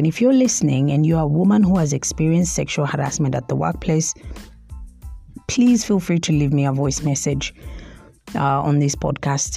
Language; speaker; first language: English; non-native, local second language; Swahili